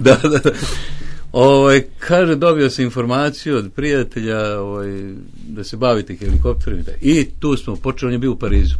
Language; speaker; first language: Serbian; native; Serbian